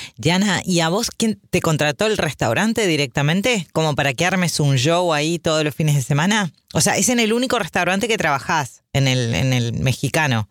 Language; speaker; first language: Spanish; native; Spanish